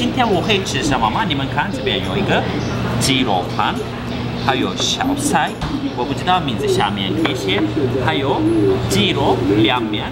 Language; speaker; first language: Chinese; non-native, fluent; Turkish